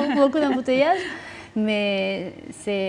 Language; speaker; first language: French; non-native, fluent; Spanish